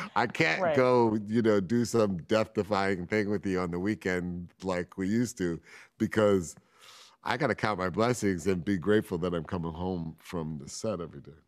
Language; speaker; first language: English; native; English